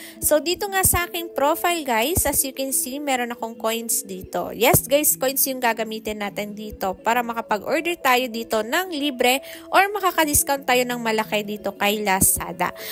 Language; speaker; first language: Filipino; non-native, local second language; Cebuano